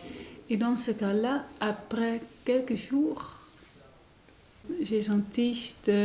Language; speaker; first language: French; non-native, learner; Dutch